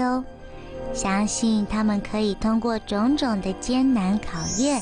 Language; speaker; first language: Chinese; native; Chinese